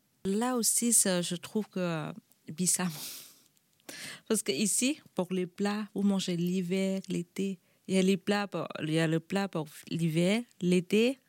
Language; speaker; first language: French; non-native, learner; Thai